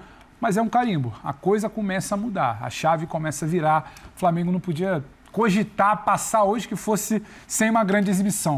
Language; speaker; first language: Portuguese; native; Portuguese